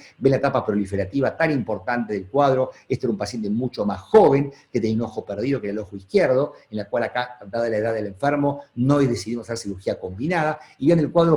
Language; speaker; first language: Spanish; native; Spanish